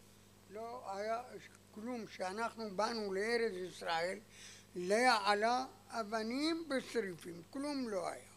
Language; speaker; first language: Hebrew; non-native, fluent; Arabic